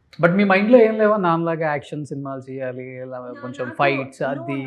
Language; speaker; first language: Telugu; native; Telugu